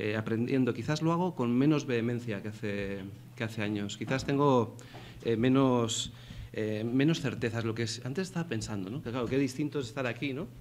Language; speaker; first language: Spanish; native; Spanish